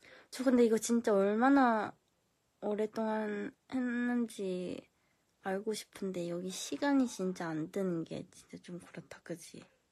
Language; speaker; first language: Korean; early bilingual, heritage; Korean